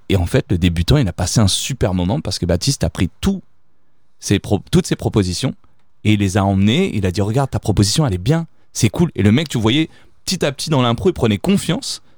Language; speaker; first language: French; early bilingual, other home language; Italian